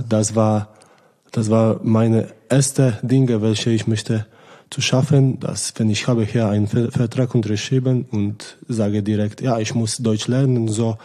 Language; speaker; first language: German; non-native, learner; Polish